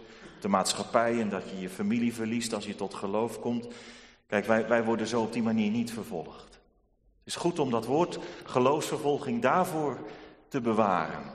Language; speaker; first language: Dutch; native; Dutch